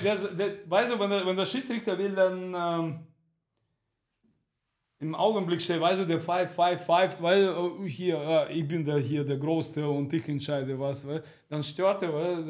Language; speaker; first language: German; non-native, fluent; Russian